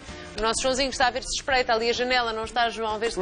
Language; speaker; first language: Portuguese; native; Portuguese